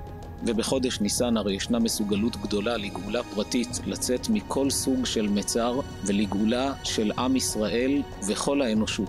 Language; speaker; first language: Hebrew; native; Hebrew